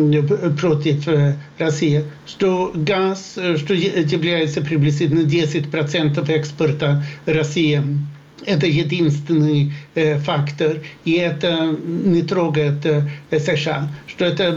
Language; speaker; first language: Russian; non-native, fluent; Swedish